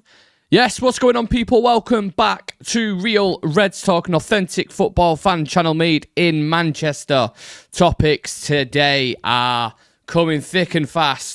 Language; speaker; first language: English; native; English